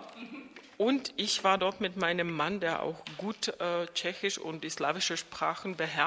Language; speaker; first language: German; non-native, fluent; Czech